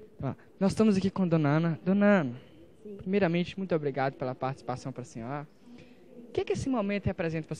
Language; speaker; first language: Portuguese; native; Portuguese